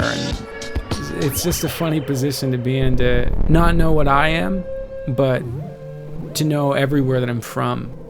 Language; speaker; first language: English; native; English